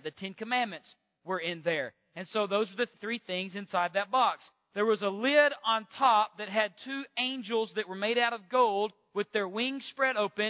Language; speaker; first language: English; native; English